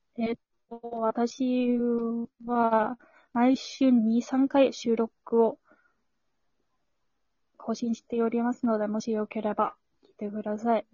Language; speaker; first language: Japanese; non-native, learner; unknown